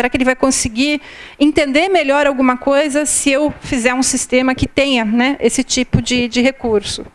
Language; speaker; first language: Portuguese; native; Portuguese